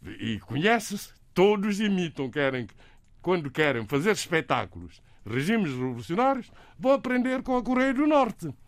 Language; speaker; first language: Portuguese; non-native, local second language; Kabuverdianu